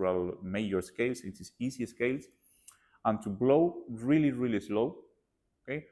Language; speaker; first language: English; non-native, learner; Spanish